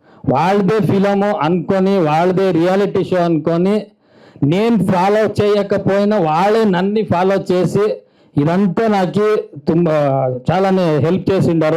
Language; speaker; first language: Telugu; non-native, local second language; Kannada